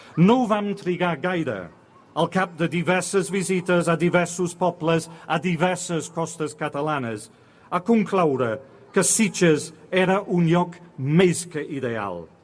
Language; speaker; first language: Catalan; non-native, fluent; English